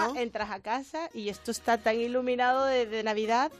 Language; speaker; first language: Spanish; native; Spanish